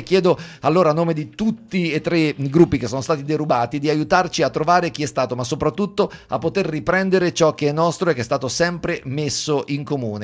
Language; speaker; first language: Italian; native; Italian